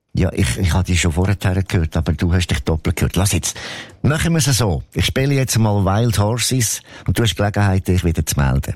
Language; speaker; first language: German; native; German